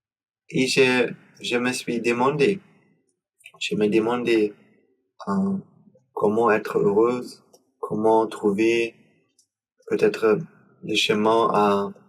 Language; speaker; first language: French; non-native, learner; German